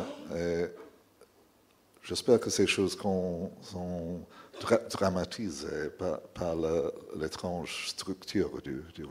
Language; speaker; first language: French; non-native, fluent; English